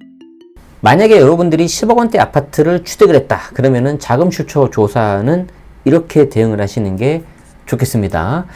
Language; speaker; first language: Korean; native; Korean